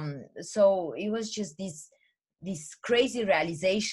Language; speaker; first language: English; non-native, fluent; Romanian